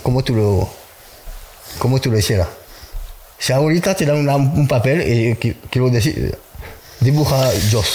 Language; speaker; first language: Spanish; non-native, learner; French